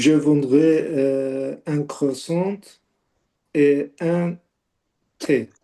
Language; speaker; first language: French; non-native, learner; Azerbaijani